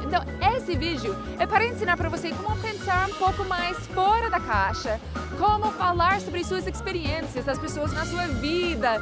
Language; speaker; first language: Portuguese; non-native, fluent; English